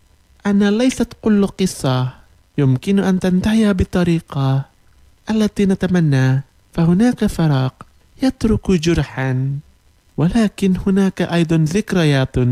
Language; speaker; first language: Arabic; non-native, fluent; Indonesian